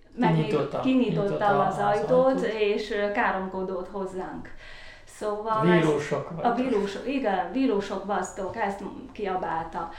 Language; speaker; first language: Hungarian; non-native, learner; Chinese